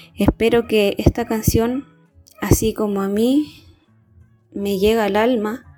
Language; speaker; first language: Spanish; native; Spanish